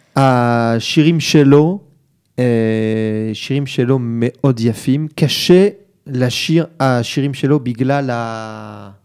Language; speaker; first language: French; native; French